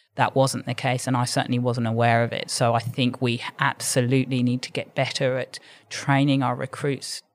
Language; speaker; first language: English; native; English